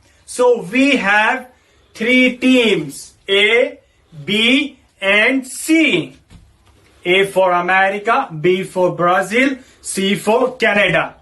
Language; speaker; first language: English; non-native, fluent; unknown